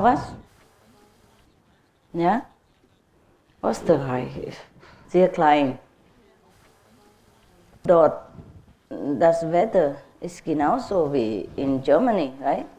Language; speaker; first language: German; non-native, learner; Vietnamese